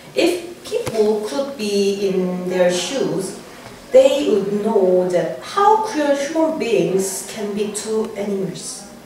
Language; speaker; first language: English; non-native, learner; Korean